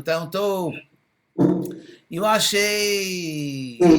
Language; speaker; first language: Portuguese; non-native, fluent; English